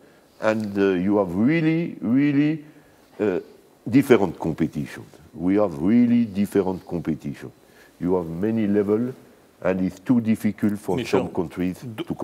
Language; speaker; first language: English; non-native, learner; French